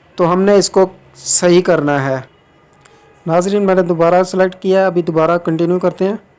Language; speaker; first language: Urdu; non-native, local second language; Punjabi